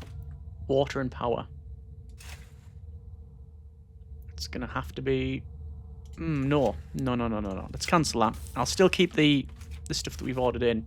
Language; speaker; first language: English; native; English